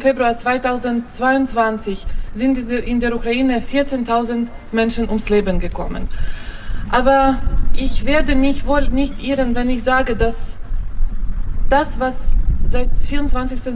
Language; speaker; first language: German; non-native, fluent; Ukrainian